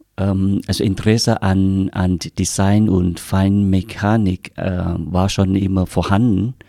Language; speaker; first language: German; non-native, fluent; Vietnamese